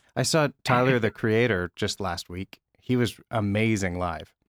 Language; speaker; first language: English; native; English